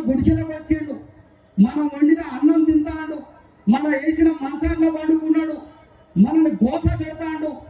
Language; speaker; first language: Telugu; non-native, local second language; Koya